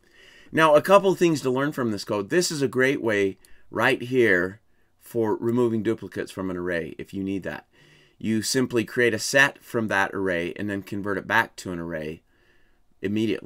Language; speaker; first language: English; native; English